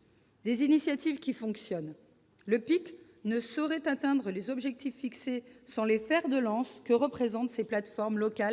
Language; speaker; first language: French; native; French